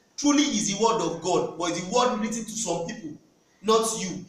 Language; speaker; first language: English; non-native, local second language; Yoruba